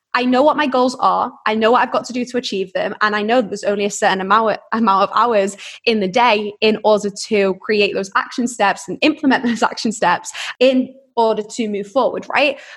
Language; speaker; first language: English; native; English